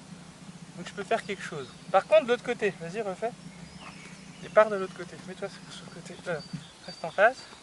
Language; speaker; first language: French; native; French